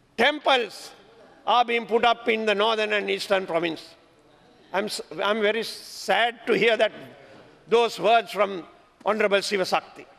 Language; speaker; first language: English; non-native, local second language; Sinhala